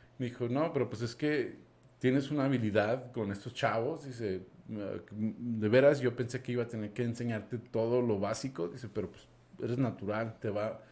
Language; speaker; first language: Spanish; non-native, fluent; English